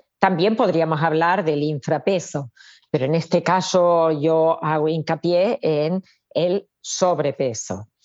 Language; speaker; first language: Spanish; native; Spanish